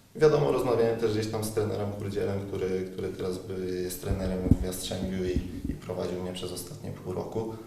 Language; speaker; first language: Polish; native; Polish